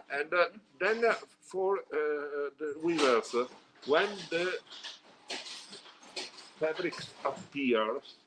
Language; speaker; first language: English; non-native, learner; Italian